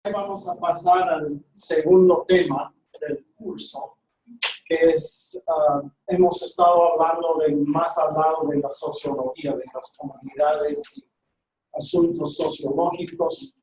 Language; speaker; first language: Spanish; non-native, fluent; English